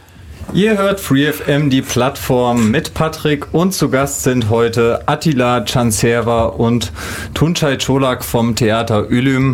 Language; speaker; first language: German; native; German